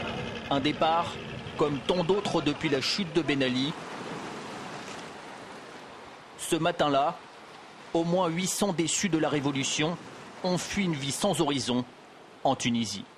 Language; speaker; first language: French; native; French